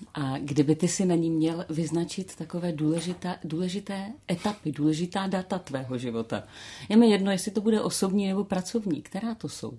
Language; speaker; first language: Czech; native; Czech